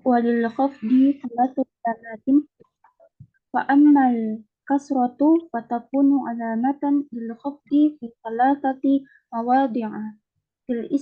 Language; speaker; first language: Arabic; non-native, learner; Indonesian